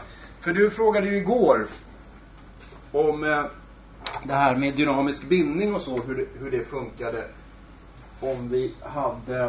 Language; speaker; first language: Swedish; native; Swedish